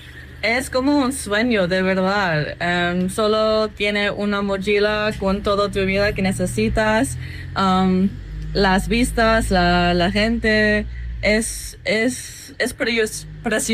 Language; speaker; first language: Spanish; non-native, fluent; English